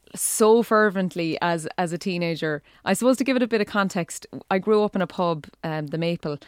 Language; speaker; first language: English; native; English